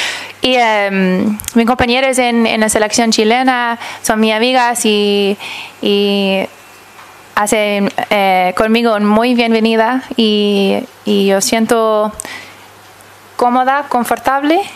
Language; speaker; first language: Spanish; early bilingual, heritage; English